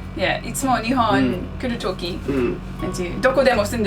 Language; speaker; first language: Japanese; non-native, learner; English